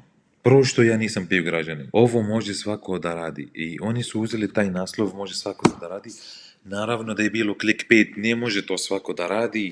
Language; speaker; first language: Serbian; non-native, learner; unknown